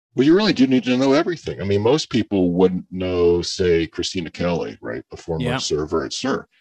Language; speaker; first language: English; native; English